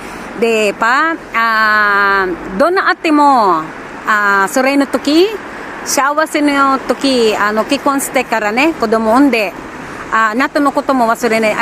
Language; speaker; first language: Japanese; non-native, learner; Filipino